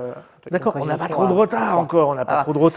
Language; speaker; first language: French; native; French